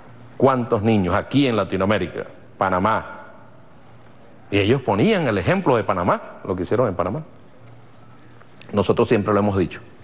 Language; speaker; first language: Spanish; native; Spanish